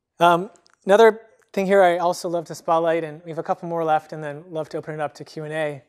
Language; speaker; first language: English; native; English